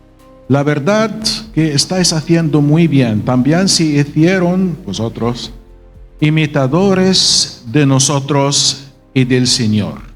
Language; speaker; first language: Spanish; non-native, fluent; Arabic